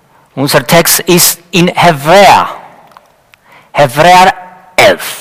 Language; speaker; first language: German; non-native, learner; Spanish